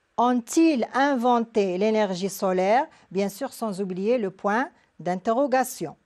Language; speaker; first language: French; non-native, local second language; Arabic